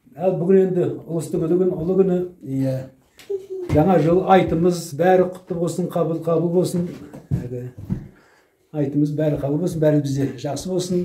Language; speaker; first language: Kazakh; native; Kazakh